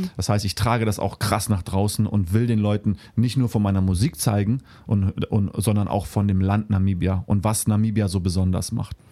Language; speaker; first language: German; native; German